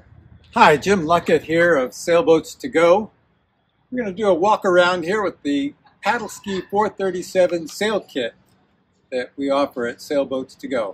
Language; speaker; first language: English; native; English